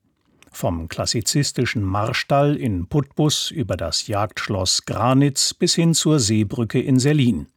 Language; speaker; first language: German; native; German